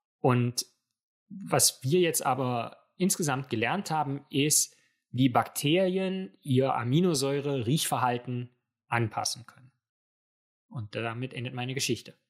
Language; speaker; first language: German; native; German